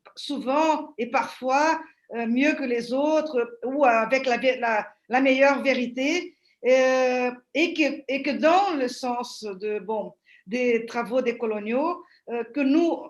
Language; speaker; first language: French; non-native, fluent; Portuguese